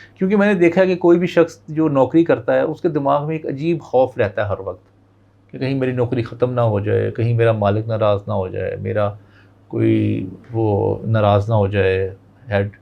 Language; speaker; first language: Urdu; non-native, local second language; Punjabi